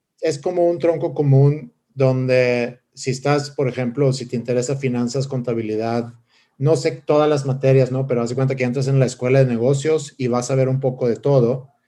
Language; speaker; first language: Spanish; non-native, fluent; Swedish